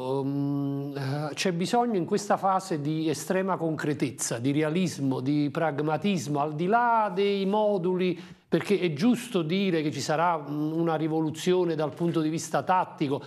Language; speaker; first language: Italian; native; Italian